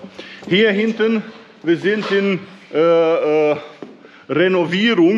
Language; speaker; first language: German; non-native, learner; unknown